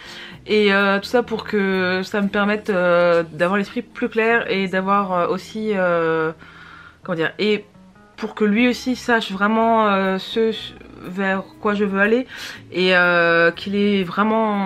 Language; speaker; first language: French; native; French